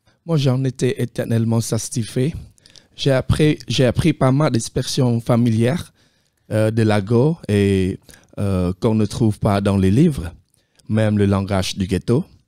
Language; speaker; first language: French; non-native, fluent; Khmer